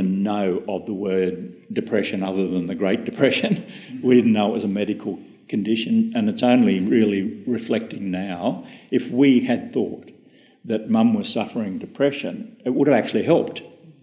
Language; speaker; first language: English; native; English